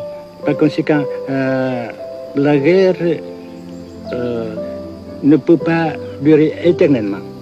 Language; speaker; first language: French; non-native, fluent; Vietnamese